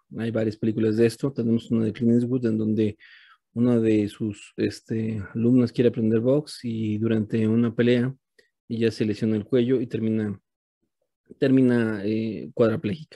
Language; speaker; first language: Spanish; native; Spanish